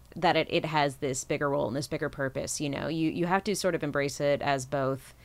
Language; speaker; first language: English; native; English